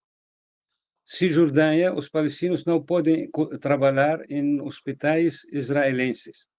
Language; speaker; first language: Portuguese; non-native, fluent; Arabic